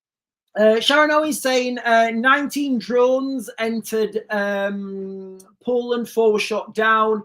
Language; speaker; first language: English; native; English